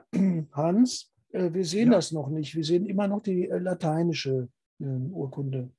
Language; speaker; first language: German; native; German